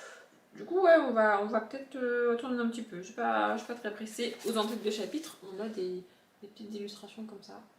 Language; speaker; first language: French; native; French